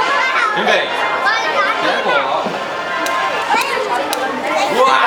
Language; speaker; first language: Cantonese; native; Cantonese